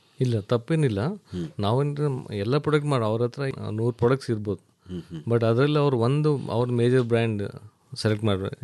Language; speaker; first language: Kannada; non-native, learner; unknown